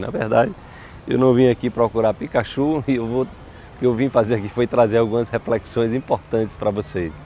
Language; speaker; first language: Portuguese; native; Portuguese